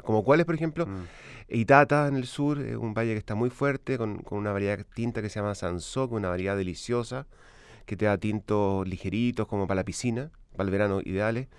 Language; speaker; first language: Spanish; native; Spanish